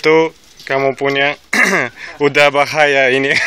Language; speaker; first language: Indonesian; non-native, learner; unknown